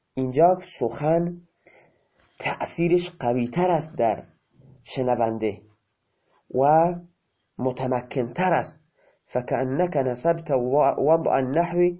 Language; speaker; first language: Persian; non-native, local second language; Baluchi